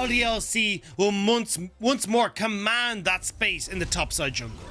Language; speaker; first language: English; native; English